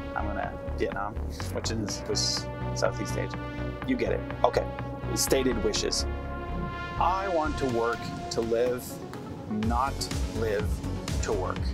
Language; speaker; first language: English; native; English